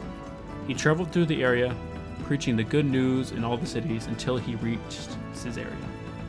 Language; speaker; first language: English; native; English